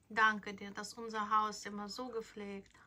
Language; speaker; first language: German; non-native, fluent; Ukrainian